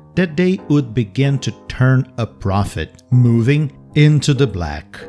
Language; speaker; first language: English; non-native, fluent; Portuguese